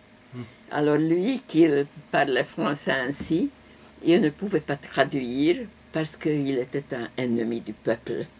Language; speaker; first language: French; non-native, fluent; Hungarian